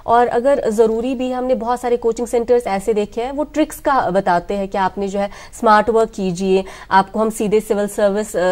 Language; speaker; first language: Hindi; non-native, local second language; Kashmiri